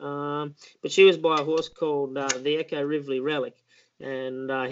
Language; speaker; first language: English; native; English